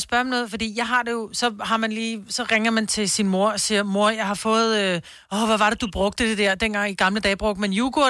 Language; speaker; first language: Danish; native; Danish